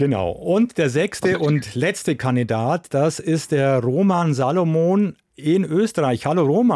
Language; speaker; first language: German; native; German